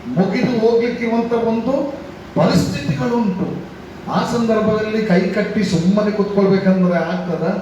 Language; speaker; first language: Kannada; non-native, local second language; Tulu